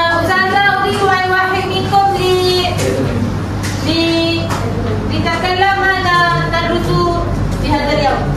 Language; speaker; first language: Arabic; non-native, learner; Malay